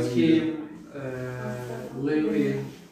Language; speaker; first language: English; non-native, learner; Turkish